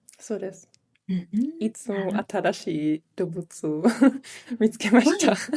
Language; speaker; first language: Japanese; non-native, learner; Italian